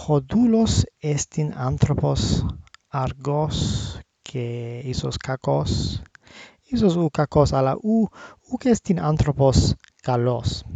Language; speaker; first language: Greek; non-native, learner; English